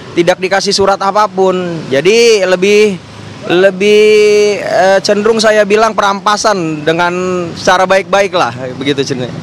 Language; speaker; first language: Indonesian; native; Indonesian